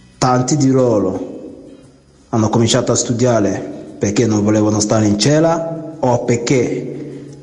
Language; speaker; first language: Italian; non-native, fluent; Igbo